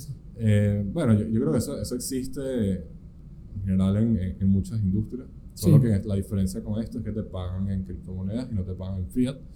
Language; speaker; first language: Spanish; native; Spanish